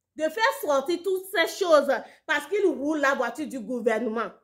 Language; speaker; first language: French; non-native, local second language; Ewe